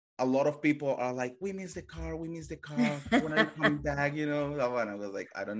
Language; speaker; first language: English; non-native, fluent; Spanish